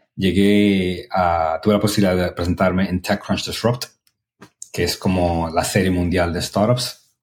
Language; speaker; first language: Spanish; early bilingual, other home language; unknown